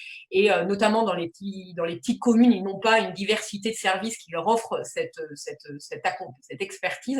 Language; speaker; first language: French; native; French